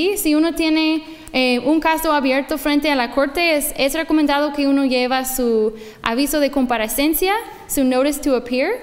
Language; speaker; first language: Spanish; non-native, fluent; English